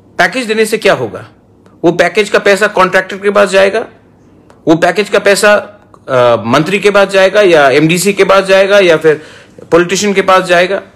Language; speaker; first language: Hindi; non-native, local second language; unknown